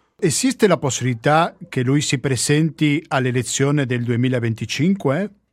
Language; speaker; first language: Italian; non-native, fluent; Spanish